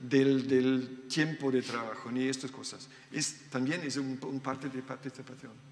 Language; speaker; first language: Spanish; non-native, learner; German